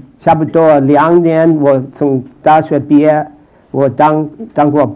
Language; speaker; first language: Chinese; non-native, fluent; English